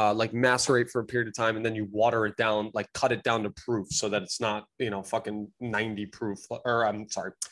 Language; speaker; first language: English; native; English